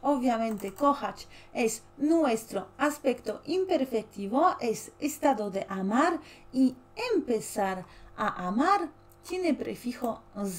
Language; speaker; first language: Spanish; non-native, fluent; Polish